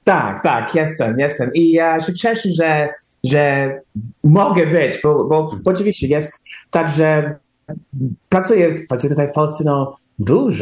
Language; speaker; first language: Polish; early bilingual, heritage; English